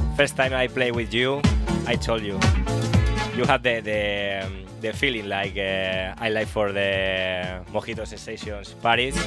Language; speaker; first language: English; non-native, learner; Spanish